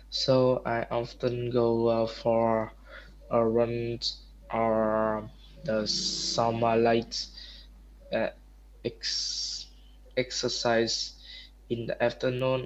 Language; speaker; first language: English; non-native, learner; Vietnamese